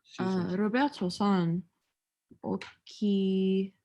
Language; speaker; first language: Japanese; non-native, learner; English